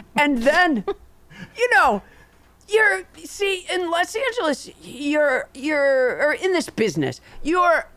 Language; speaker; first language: English; native; English